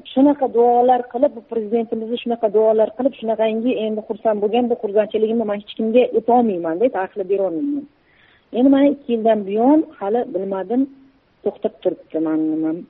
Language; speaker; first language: Uzbek; early bilingual, heritage; Uzbek